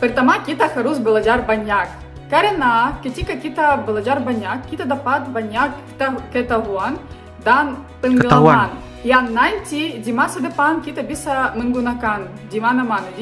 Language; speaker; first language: Indonesian; non-native, learner; Ukrainian